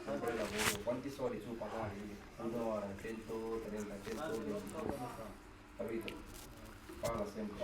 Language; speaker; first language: Italian; non-native, learner; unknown